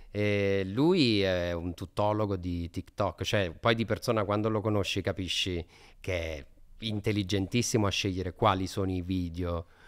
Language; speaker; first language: Italian; native; Italian